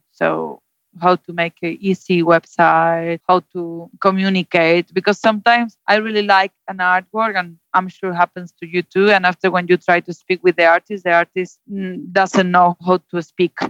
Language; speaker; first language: English; non-native, fluent; Spanish